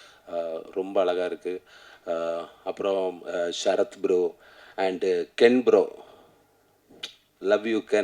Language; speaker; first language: Tamil; non-native, learner; Malayalam